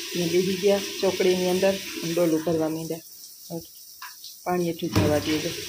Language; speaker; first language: Gujarati; native; Gujarati